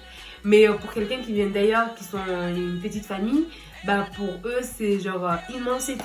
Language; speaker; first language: French; native; French